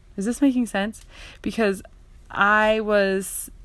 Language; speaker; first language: English; native; English